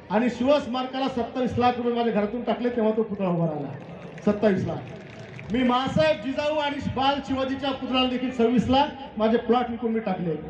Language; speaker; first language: Marathi; native; Marathi